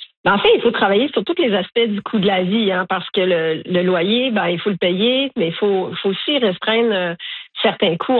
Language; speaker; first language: French; native; French